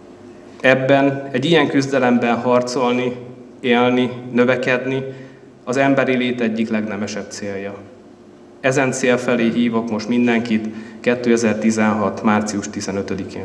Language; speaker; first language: Hungarian; native; Hungarian